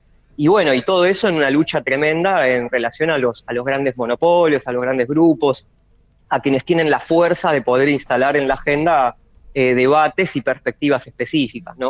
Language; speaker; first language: Spanish; native; Spanish